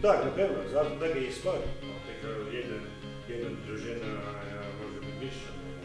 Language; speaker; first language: Polish; non-native, learner; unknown